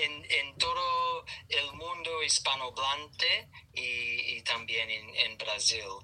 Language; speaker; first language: Spanish; non-native, learner; English